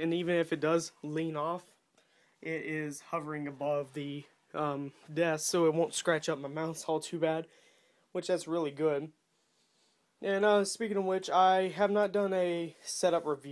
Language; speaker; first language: English; native; English